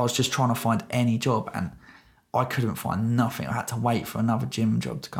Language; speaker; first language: English; native; English